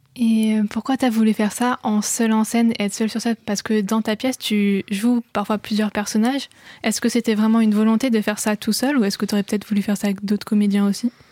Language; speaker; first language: French; native; French